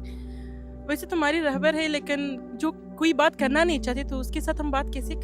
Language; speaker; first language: Urdu; non-native, fluent; Persian